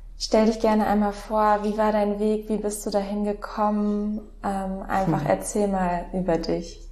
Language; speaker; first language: German; native; German